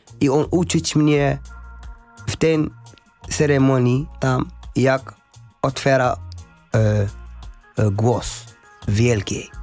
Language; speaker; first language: Polish; non-native, learner; Arabic